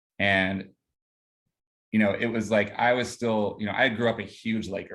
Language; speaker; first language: English; native; English